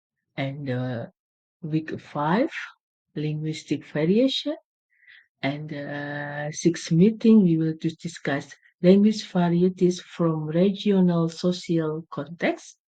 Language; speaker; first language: English; non-native, learner; Indonesian